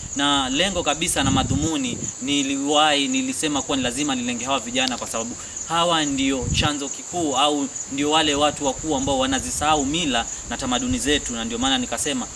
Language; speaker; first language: Swahili; native; Swahili